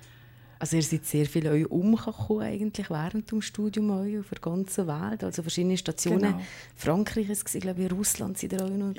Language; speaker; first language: German; native; German